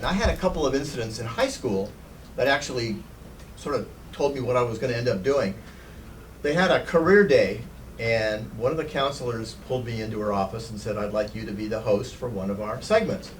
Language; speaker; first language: English; native; English